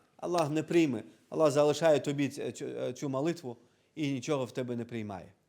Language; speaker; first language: Ukrainian; non-native, local second language; Crimean Tatar